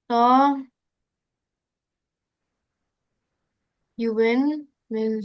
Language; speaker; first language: English; non-native, learner; Indonesian